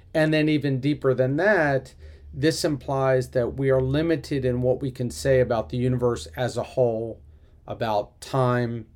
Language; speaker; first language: English; native; English